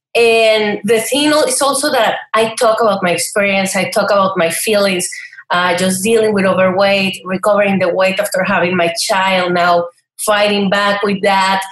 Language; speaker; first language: English; non-native, fluent; Spanish